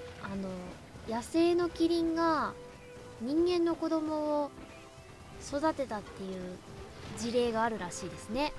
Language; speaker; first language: Japanese; native; Japanese